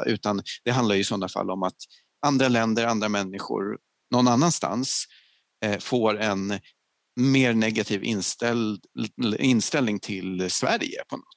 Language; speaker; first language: Swedish; native; Swedish